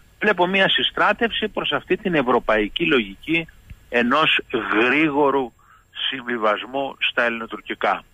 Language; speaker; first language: Greek; native; Greek